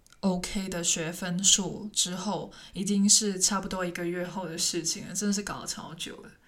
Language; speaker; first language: Chinese; non-native, local second language; Cantonese